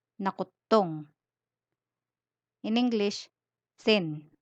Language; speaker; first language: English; non-native, local second language; Filipino